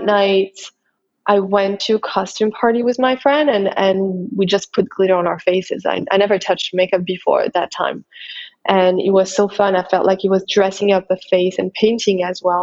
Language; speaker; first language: English; non-native, fluent; French